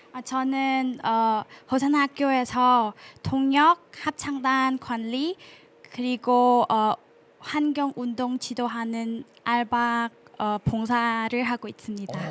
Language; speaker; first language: Korean; non-native, learner; Khmer